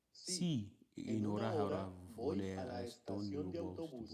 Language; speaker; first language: Spanish; non-native, learner; English